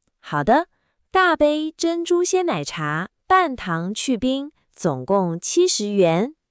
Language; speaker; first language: Chinese; native; Chinese